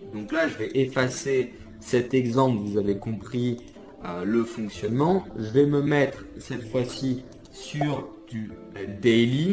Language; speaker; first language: French; native; French